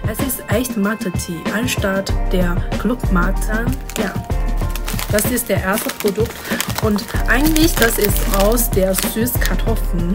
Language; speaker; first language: German; non-native, learner; Chinese